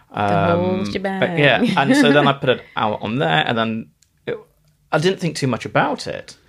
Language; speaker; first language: English; native; English